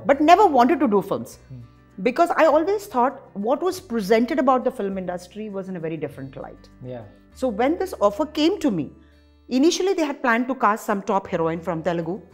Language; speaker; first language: English; non-native, local second language; Tamil